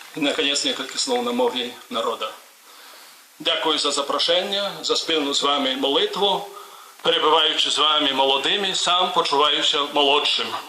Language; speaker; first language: Belarusian; non-native, local second language; Polish